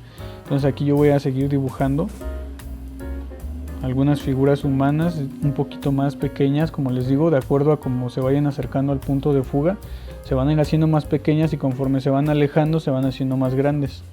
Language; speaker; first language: Spanish; native; Spanish